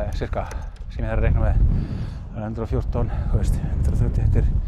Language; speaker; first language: Icelandic; native; Icelandic